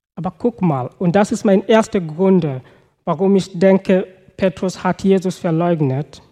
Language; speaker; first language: German; non-native, fluent; Swahili